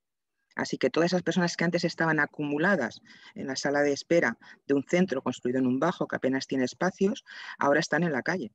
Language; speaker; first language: Spanish; native; Spanish